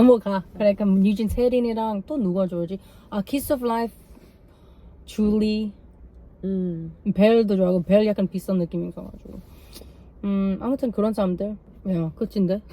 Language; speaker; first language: Korean; non-native, learner; English